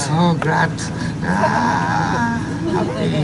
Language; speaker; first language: English; non-native, learner; Japanese